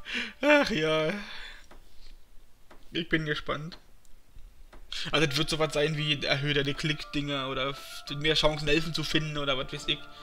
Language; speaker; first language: German; native; German